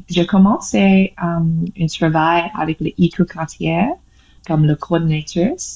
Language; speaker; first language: French; non-native, learner; English